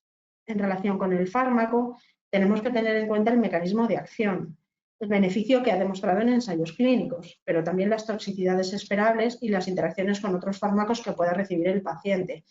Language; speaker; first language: Spanish; native; Spanish